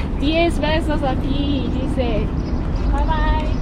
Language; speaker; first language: Spanish; non-native, learner; Korean